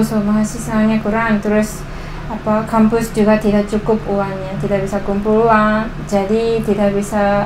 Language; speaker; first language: Indonesian; non-native, learner; Japanese